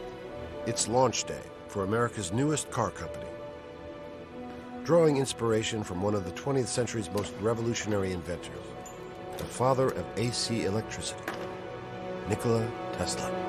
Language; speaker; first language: English; native; English